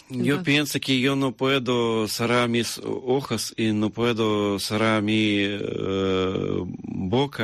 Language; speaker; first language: Spanish; non-native, learner; Russian